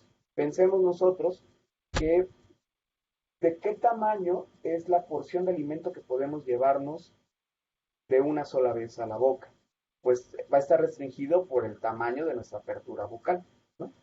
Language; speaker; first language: Spanish; native; Spanish